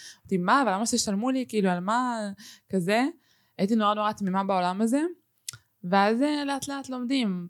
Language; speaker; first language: Hebrew; early bilingual, other home language; Spanish